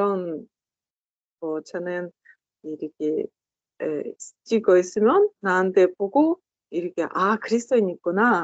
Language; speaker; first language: Korean; non-native, learner; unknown